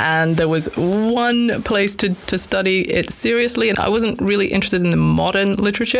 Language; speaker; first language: English; native; English